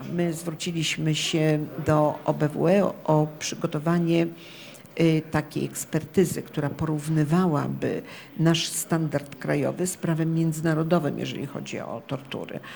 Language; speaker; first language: Polish; native; Polish